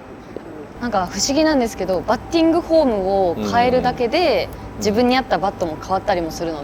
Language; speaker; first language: Japanese; non-native, fluent; Korean